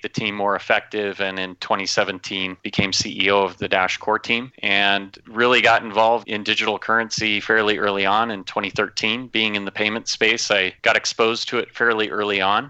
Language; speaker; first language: English; native; English